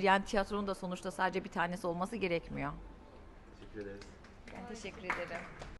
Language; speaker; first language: Turkish; early bilingual, heritage; Turkish